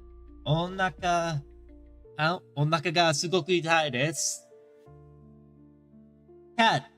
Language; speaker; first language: Japanese; non-native, learner; English